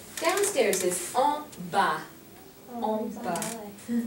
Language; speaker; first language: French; non-native, fluent; English